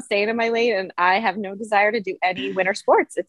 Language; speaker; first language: English; native; English